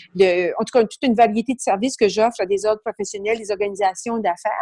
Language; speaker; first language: French; native; French